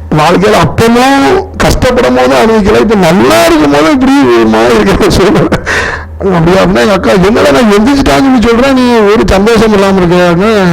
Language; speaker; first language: Tamil; non-native, local second language; Telugu